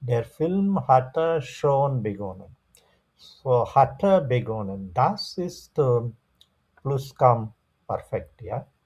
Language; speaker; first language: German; non-native, fluent; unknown